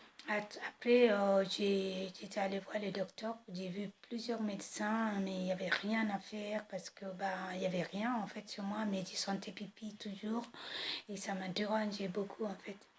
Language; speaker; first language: French; non-native, fluent; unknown